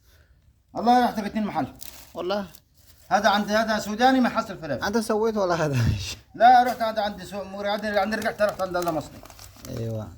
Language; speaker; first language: Arabic; non-native, learner; Amharic